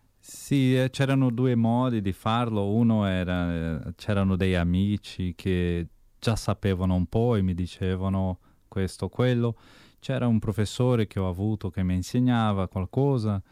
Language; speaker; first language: Italian; early bilingual, heritage; Portuguese